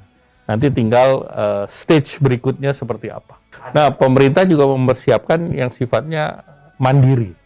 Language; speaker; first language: Indonesian; native; Indonesian